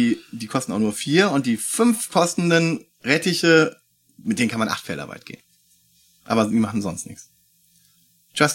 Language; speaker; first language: German; native; German